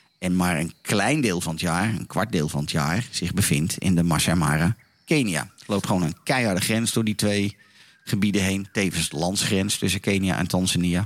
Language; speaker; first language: Dutch; native; Dutch